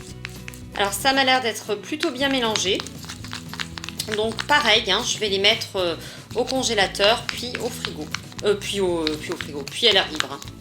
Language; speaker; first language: French; native; French